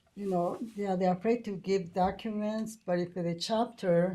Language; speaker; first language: English; non-native, fluent; Spanish